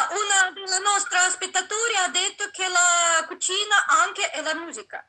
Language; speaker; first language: Italian; non-native, learner; Russian